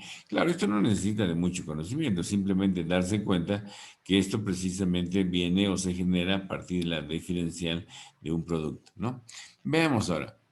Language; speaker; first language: Spanish; native; Spanish